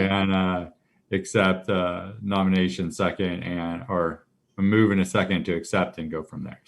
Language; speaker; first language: English; native; English